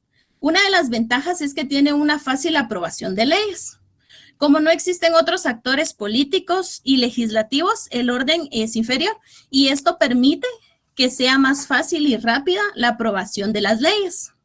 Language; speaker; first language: Spanish; native; Spanish